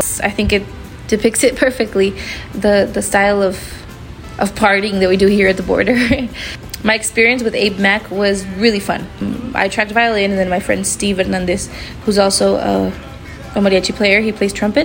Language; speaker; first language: English; native; English